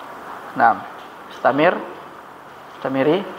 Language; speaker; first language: Arabic; non-native, fluent; Indonesian